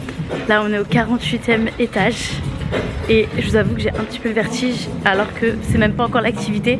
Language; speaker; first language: French; native; French